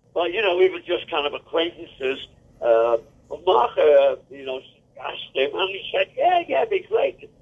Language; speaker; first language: English; native; English